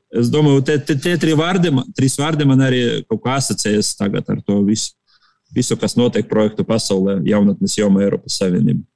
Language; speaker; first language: Latvian; non-native, local second language; Russian